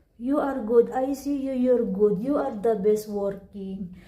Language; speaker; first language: English; non-native, learner; Filipino